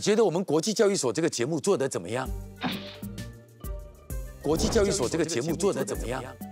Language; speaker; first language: Chinese; native; Chinese